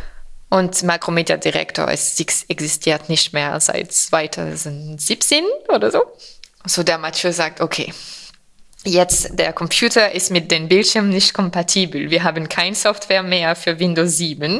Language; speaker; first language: German; non-native, fluent; French